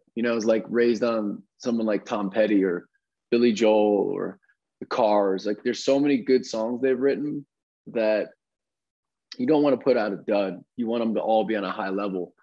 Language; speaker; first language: English; native; English